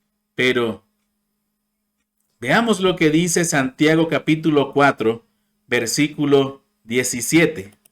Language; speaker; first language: Spanish; non-native, fluent; English